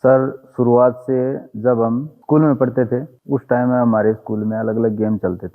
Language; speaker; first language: Hindi; native; Hindi